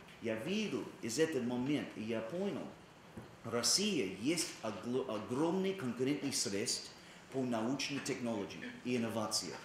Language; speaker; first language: Russian; non-native, learner; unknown